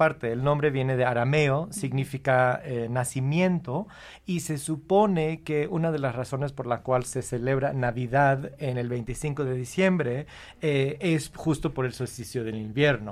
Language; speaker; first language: Spanish; non-native, fluent; English